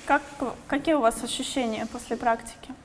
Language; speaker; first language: Russian; native; Russian